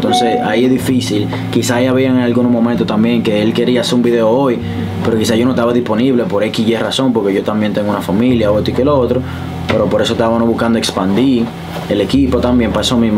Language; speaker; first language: Spanish; native; Spanish